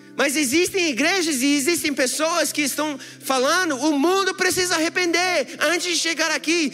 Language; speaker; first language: Portuguese; non-native, fluent; English